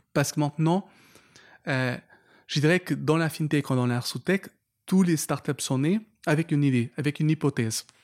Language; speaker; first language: French; non-native, fluent; Portuguese